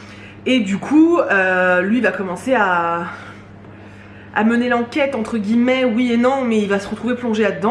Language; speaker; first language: French; native; French